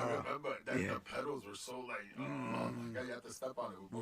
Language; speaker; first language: English; native; English